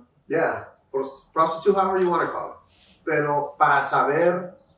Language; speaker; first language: English; early bilingual, other home language; Spanish